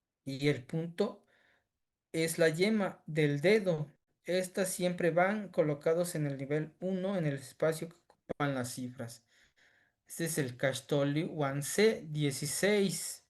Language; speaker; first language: Spanish; native; Spanish